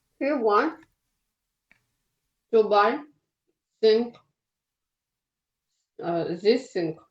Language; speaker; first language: English; non-native, learner; Ukrainian